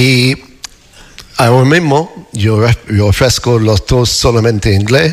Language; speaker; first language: Spanish; non-native, fluent; English